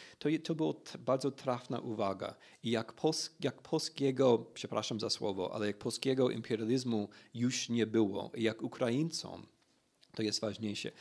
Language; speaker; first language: Polish; non-native, fluent; English